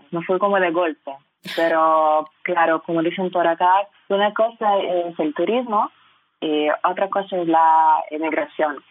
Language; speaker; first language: Spanish; non-native, fluent; Russian